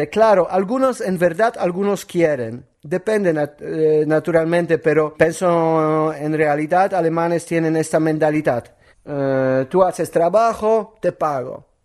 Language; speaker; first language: Spanish; non-native, learner; Polish